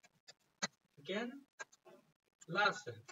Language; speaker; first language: German; non-native, learner; Bangla